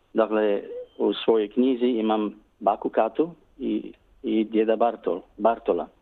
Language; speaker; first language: Serbian; non-native, learner; English